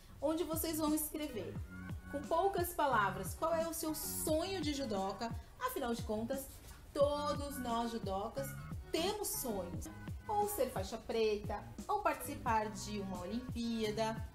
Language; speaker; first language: Portuguese; native; Portuguese